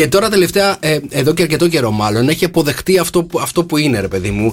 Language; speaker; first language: Greek; native; Greek